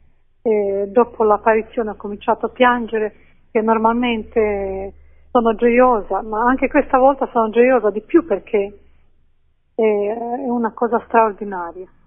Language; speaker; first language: Italian; non-native, fluent; Croatian